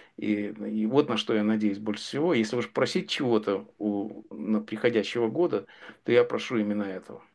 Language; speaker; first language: Russian; native; Russian